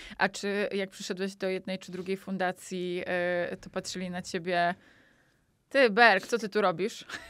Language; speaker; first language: Polish; native; Polish